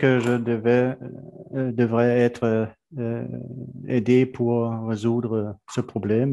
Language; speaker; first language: French; non-native, fluent; German